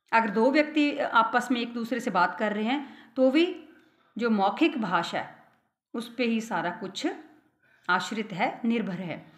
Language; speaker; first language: Hindi; non-native, local second language; Punjabi